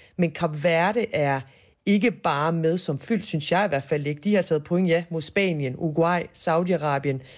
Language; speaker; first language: Danish; early bilingual, other home language; Bosnian